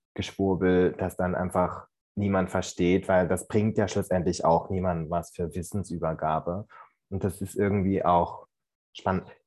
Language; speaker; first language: German; native; German